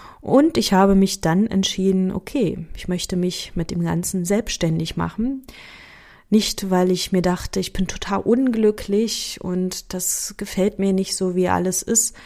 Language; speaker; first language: German; native; German